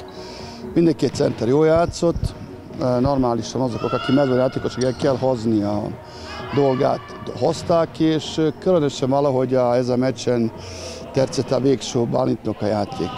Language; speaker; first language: Hungarian; non-native, fluent; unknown